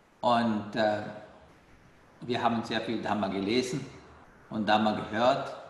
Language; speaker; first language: German; non-native, fluent; Sinhala